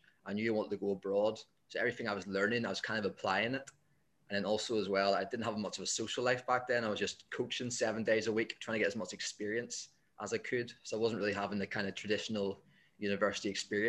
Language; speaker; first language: English; native; English